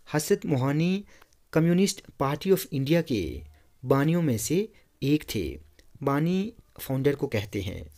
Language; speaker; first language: Urdu; non-native, local second language; Kashmiri